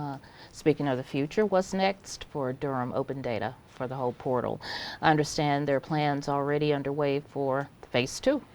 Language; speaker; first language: English; native; English